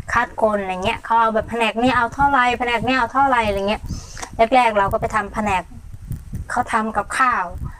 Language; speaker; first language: Thai; non-native, fluent; Mon